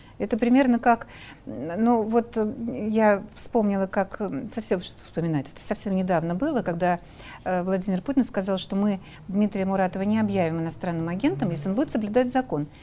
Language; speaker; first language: Russian; native; Russian